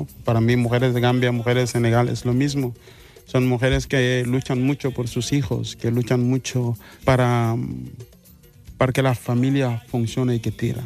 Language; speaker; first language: Spanish; non-native, fluent; Mandingo